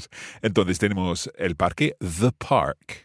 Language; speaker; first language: Spanish; non-native, fluent; English